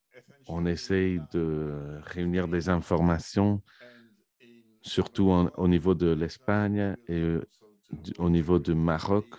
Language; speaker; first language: French; non-native, fluent; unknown